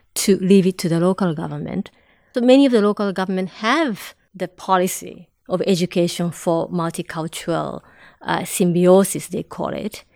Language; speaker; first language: English; non-native, fluent; Japanese